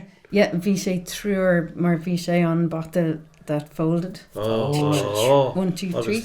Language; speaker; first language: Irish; non-native, local second language; English